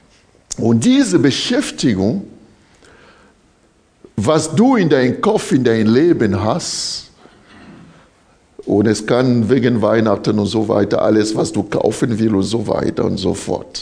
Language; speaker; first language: German; non-native, fluent; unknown